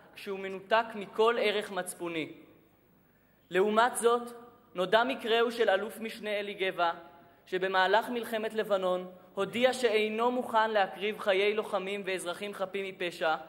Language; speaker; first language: Hebrew; native; Hebrew